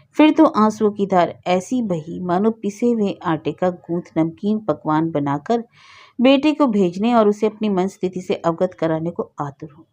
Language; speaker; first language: Hindi; native; Hindi